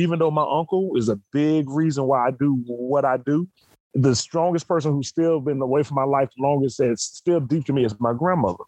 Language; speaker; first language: English; native; English